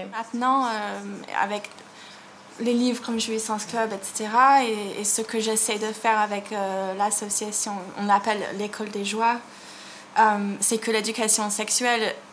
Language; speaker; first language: French; non-native, fluent; English